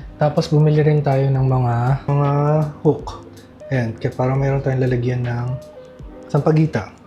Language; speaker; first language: Filipino; native; Filipino